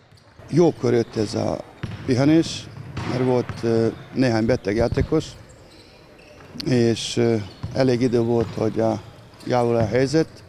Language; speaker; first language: Hungarian; non-native, learner; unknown